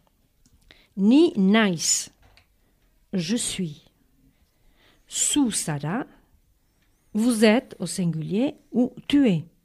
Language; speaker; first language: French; native; French